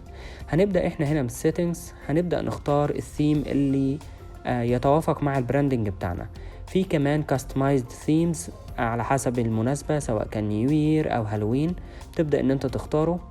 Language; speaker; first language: Arabic; native; Arabic